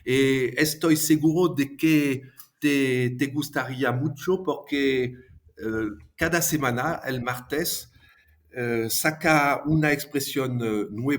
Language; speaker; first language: Spanish; non-native, fluent; French